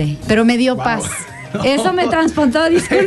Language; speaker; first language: Spanish; native; Spanish